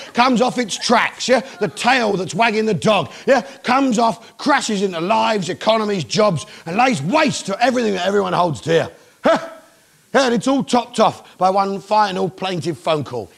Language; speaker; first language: English; native; English